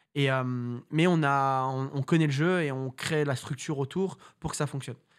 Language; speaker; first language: French; native; French